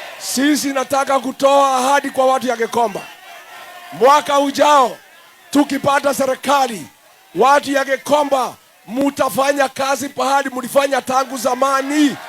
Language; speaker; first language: Swahili; non-native, local second language; Kikuyu